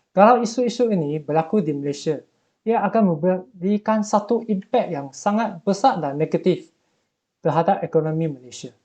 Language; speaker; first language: Malay; non-native, local second language; Chinese